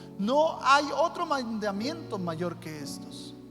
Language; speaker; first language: Spanish; native; Spanish